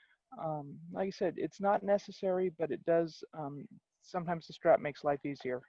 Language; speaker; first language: English; native; English